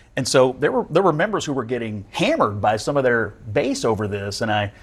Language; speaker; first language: English; native; English